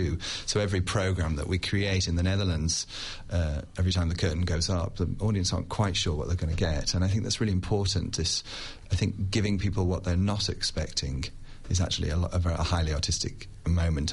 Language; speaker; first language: English; native; English